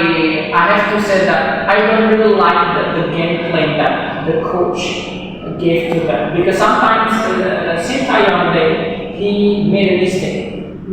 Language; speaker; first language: English; non-native, fluent; Indonesian